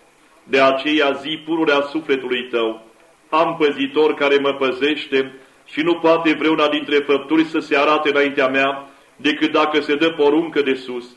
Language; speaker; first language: Romanian; native; Romanian